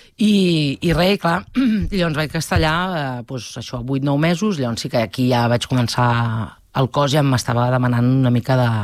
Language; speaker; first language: Catalan; native; Catalan